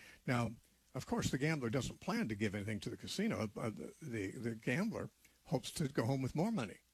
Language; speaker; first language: English; native; English